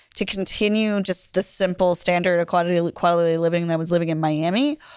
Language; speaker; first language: English; native; English